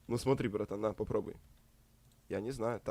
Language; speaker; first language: Russian; native; Russian